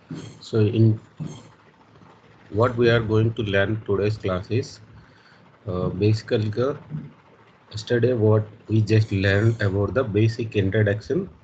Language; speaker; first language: English; non-native, local second language; Telugu